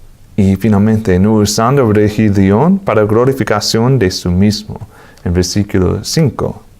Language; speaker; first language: Spanish; non-native, fluent; English